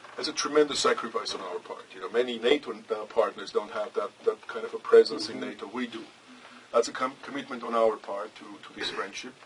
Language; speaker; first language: English; non-native, fluent; Armenian